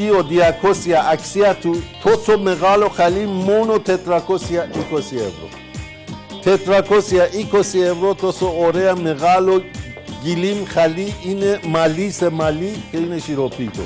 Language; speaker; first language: Greek; non-native, fluent; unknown